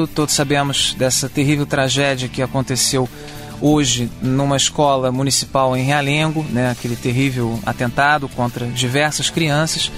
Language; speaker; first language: Portuguese; native; Portuguese